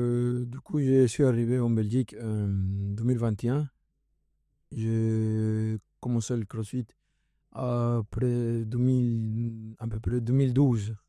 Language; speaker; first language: French; non-native, fluent; Spanish